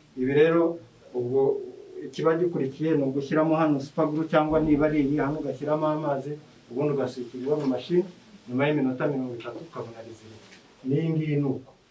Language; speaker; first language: Kinyarwanda; native; Kinyarwanda